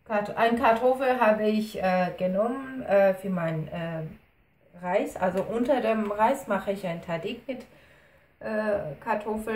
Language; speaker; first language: German; non-native, fluent; Persian